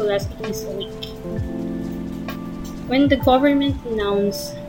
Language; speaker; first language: English; non-native, local second language; Filipino